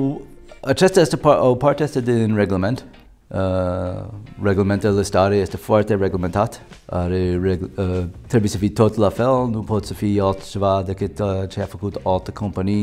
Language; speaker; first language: Romanian; non-native, learner; English